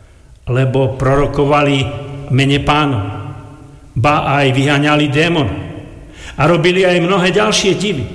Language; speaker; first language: Slovak; native; Slovak